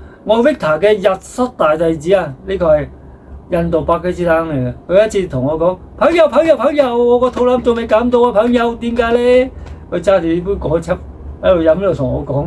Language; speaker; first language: Cantonese; native; Cantonese